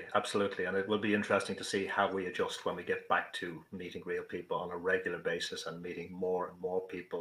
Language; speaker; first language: English; native; English